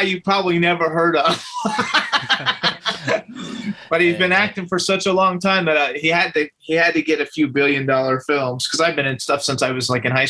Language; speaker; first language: English; native; English